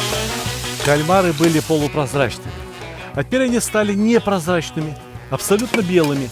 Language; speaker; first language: Russian; native; Russian